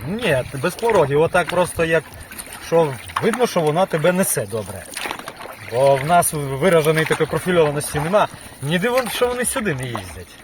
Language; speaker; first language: Ukrainian; native; Ukrainian